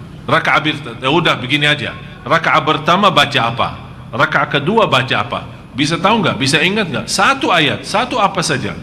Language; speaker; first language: Indonesian; non-native, fluent; Arabic